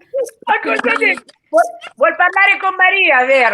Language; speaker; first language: Italian; native; Italian